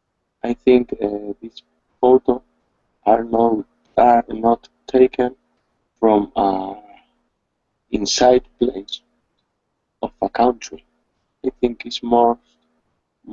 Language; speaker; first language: English; non-native, learner; Spanish